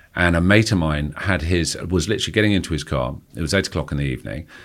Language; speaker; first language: English; native; English